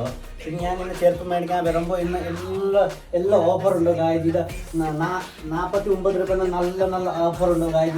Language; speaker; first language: Malayalam; non-native, fluent; Nepali